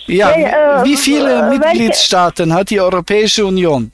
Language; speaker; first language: German; native; German